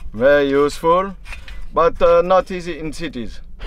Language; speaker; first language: English; non-native, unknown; French